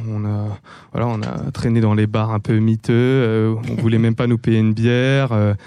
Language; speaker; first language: French; native; French